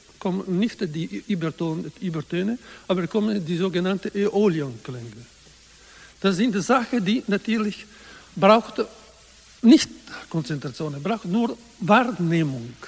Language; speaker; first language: German; non-native, learner; Italian